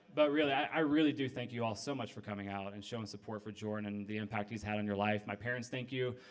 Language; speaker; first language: English; native; English